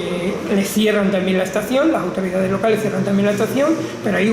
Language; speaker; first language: Spanish; native; Spanish